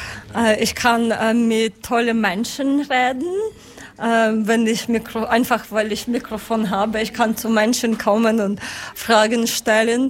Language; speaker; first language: German; non-native, learner; Ukrainian